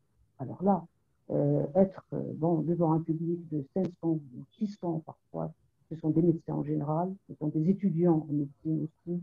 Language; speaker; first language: French; non-native, local second language; Arabic